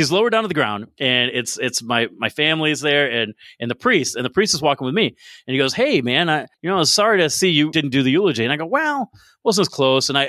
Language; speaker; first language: English; native; English